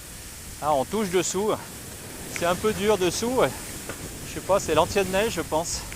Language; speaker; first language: French; native; French